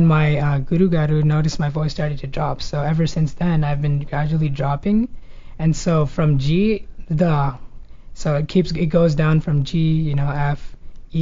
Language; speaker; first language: English; early bilingual, other home language; Telugu